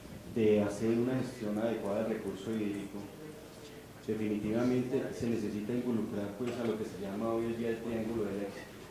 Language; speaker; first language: Spanish; native; Spanish